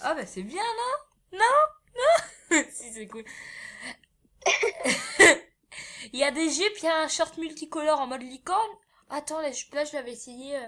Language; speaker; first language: French; native; French